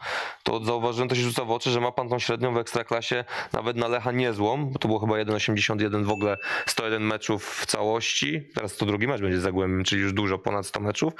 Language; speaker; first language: Polish; native; Polish